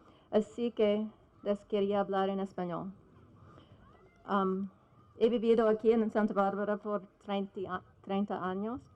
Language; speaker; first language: Spanish; non-native, fluent; English